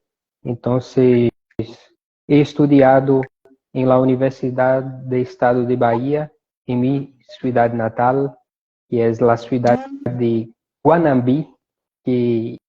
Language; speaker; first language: Spanish; non-native, fluent; Portuguese